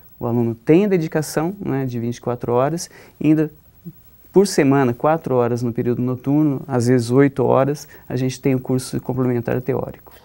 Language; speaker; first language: Portuguese; native; Portuguese